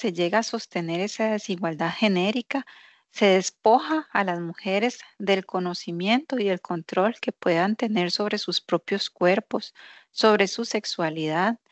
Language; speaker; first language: Spanish; native; Spanish